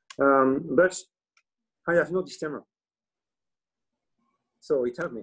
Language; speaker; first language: English; non-native, learner; French